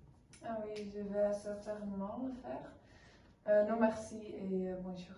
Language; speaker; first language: French; non-native, learner; Dutch